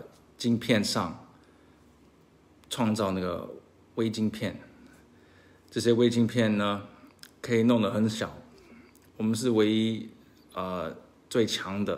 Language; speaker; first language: Chinese; early bilingual, heritage; Chinese